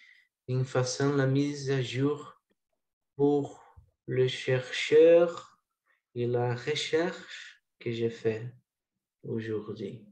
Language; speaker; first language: French; non-native, learner; Portuguese